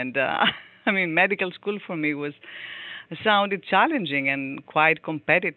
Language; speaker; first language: English; non-native, fluent; Greek